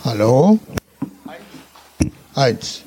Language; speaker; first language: German; native; German